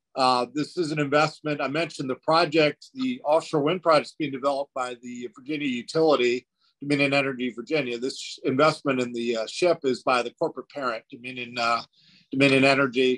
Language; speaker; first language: English; native; English